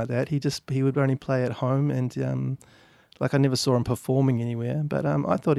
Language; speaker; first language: English; native; English